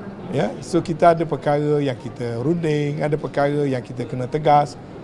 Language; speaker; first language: Malay; native; Malay